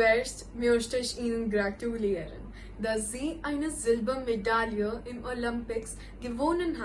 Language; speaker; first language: German; non-native, learner; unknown